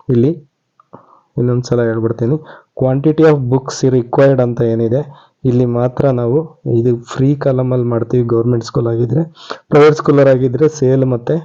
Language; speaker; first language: Kannada; native; Kannada